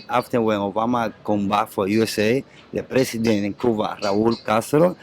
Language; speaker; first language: English; non-native, learner; Spanish